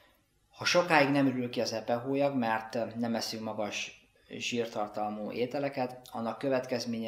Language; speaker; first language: Hungarian; native; Hungarian